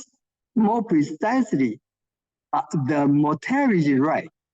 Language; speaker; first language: English; non-native, fluent; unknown